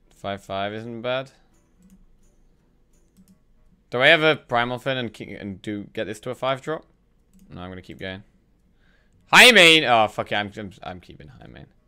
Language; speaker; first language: English; native; English